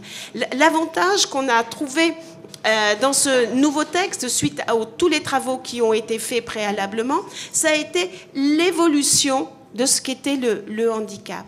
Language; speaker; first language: French; native; French